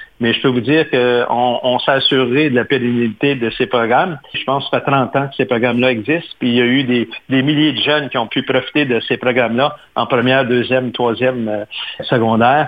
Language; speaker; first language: French; native; French